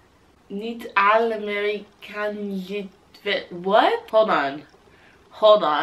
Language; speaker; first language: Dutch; non-native, learner; English